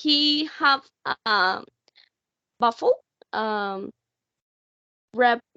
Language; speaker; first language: English; non-native, learner; Spanish